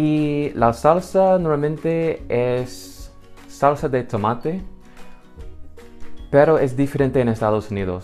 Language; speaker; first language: Spanish; non-native, fluent; English